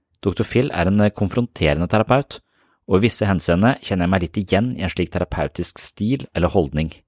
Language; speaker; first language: Norwegian; native; Norwegian